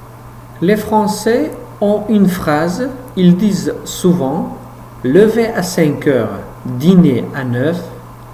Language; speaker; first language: French; non-native, fluent; Uzbek